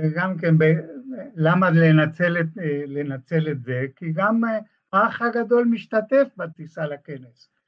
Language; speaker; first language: Hebrew; non-native, fluent; Spanish